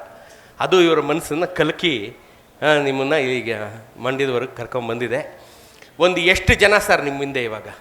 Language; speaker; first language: Kannada; native; Kannada